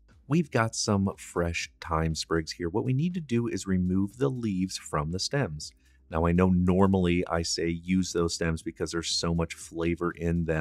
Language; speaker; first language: English; native; English